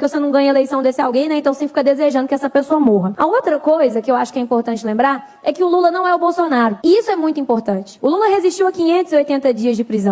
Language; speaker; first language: Portuguese; native; Portuguese